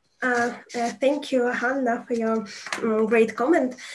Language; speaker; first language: English; non-native, fluent; Ukrainian